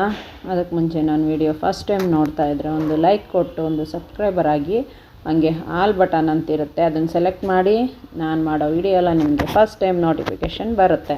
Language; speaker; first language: Kannada; native; Kannada